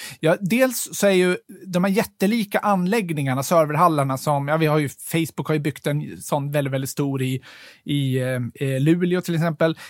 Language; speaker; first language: Swedish; native; Swedish